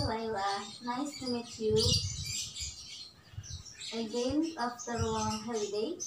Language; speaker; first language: English; non-native, learner; Indonesian